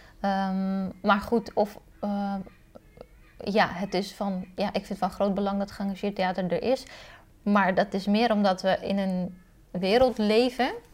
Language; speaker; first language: Dutch; early bilingual, other home language; Romanian